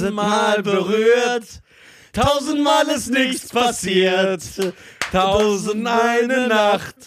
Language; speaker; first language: German; early bilingual, other home language; Persian